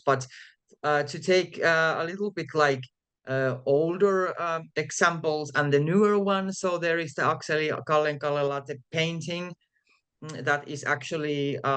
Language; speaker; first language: English; non-native, fluent; Finnish